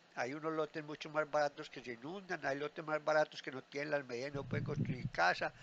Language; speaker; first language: Spanish; native; Spanish